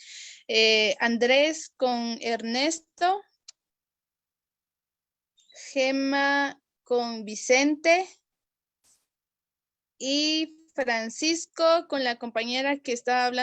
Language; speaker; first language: Spanish; non-native, local second language; Kaqchikel